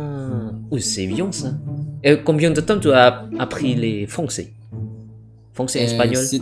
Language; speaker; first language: French; non-native, fluent; Indonesian